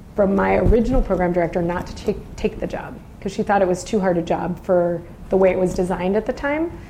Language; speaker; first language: English; native; English